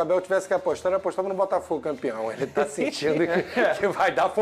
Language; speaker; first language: Portuguese; native; Portuguese